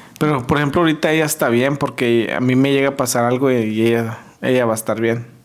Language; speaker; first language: Spanish; early bilingual, heritage; Spanish